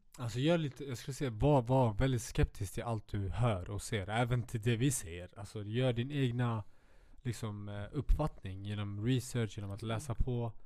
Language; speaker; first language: Swedish; early bilingual, other home language; Kurdish